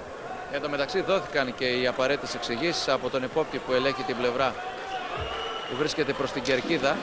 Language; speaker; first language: Greek; native; Greek